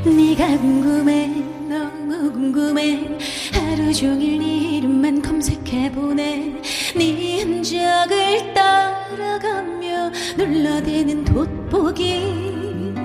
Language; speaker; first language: Korean; native; Korean